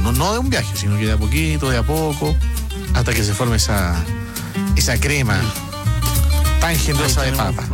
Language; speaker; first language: Spanish; native; Spanish